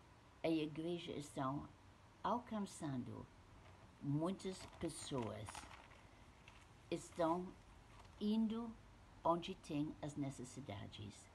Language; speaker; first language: Portuguese; non-native, fluent; English